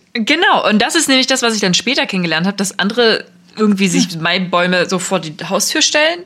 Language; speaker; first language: German; native; German